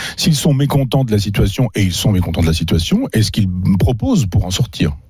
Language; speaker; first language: French; native; French